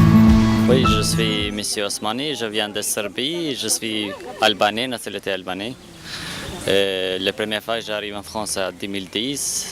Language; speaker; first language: French; non-native, learner; Albanian